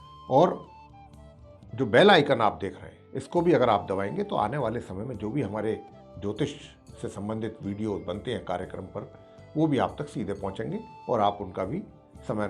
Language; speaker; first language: Hindi; native; Hindi